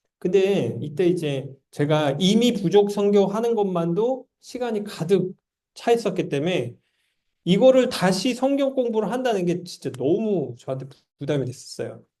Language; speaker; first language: Korean; native; Korean